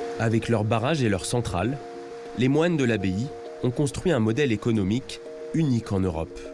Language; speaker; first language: French; native; French